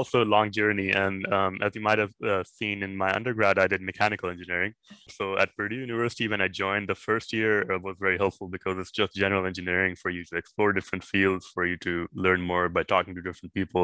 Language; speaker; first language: English; non-native, local second language; Urdu